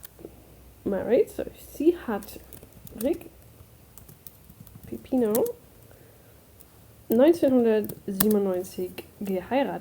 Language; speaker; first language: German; non-native, fluent; English